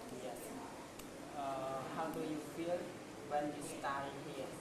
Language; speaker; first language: English; non-native, learner; Khmer